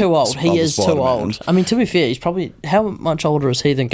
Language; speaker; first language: English; native; English